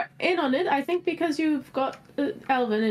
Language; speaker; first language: English; native; English